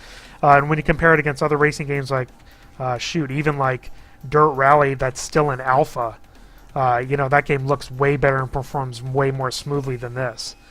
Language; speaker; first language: English; native; English